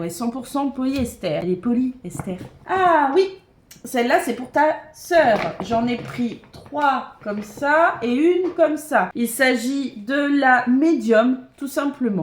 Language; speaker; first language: French; native; French